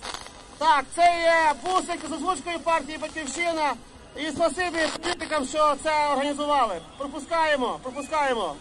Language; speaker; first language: Ukrainian; native; Ukrainian